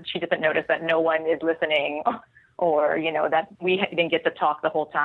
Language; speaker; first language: English; non-native, local second language; Filipino